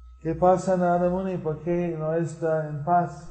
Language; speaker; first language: Spanish; non-native, fluent; English